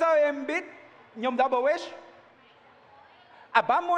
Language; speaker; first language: Vietnamese; non-native, learner; Japanese